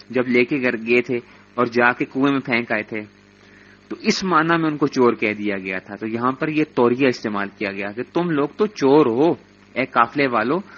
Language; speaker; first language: Urdu; native; Urdu